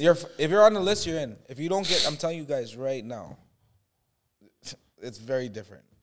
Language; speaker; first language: English; native; English